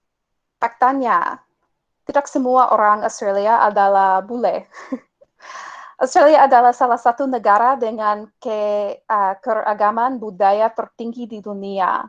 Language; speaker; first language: Indonesian; non-native, fluent; English